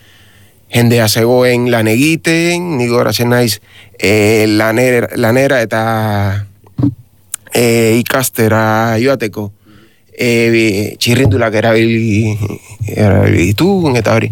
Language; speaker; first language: Basque; non-native, learner; Spanish